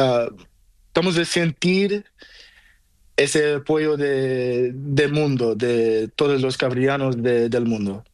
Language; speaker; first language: Spanish; non-native, learner; Portuguese